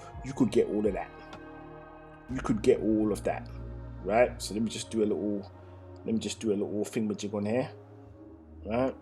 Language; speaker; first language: English; native; English